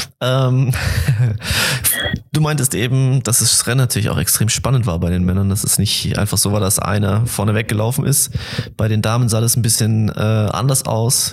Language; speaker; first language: German; native; German